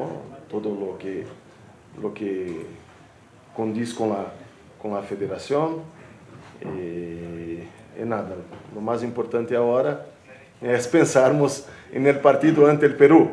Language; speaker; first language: Spanish; non-native, fluent; Portuguese